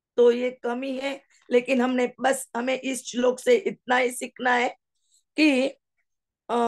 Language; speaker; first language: Hindi; non-native, local second language; Marathi